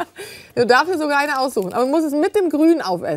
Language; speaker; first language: German; native; German